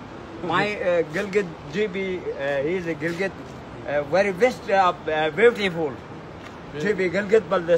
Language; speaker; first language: English; non-native, learner; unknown